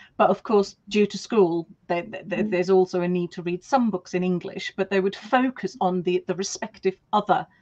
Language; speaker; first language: English; non-native, fluent; German